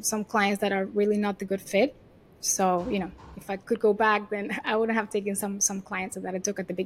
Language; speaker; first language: English; non-native, fluent; Spanish